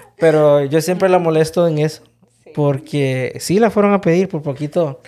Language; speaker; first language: Spanish; early bilingual, heritage; Spanish